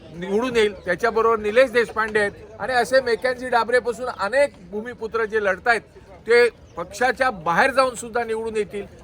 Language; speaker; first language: Marathi; native; Marathi